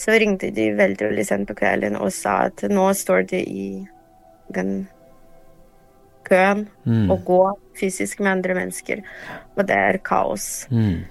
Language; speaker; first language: Norwegian; non-native, fluent; Ukrainian